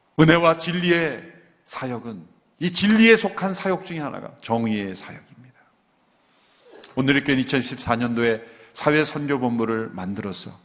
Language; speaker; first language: Korean; native; Korean